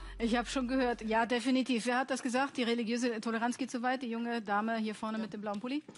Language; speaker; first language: German; native; German